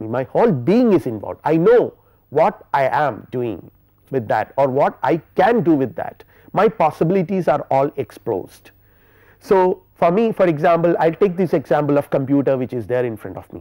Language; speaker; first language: English; non-native, local second language; Malayalam